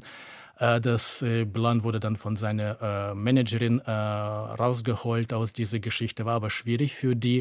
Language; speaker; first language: German; native; German